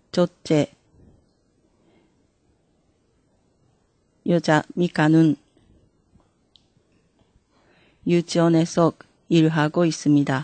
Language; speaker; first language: Korean; non-native, fluent; Japanese